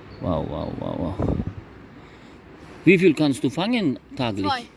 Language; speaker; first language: German; non-native, learner; Turkish